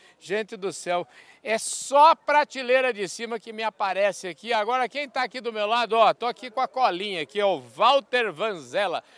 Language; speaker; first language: Portuguese; native; Portuguese